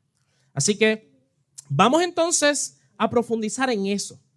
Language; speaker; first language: Spanish; native; Spanish